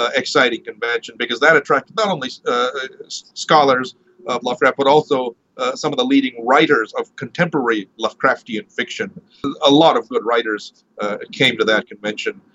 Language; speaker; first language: English; early bilingual, other home language; Marathi